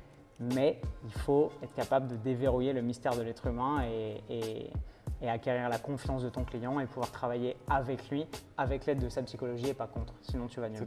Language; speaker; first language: French; native; French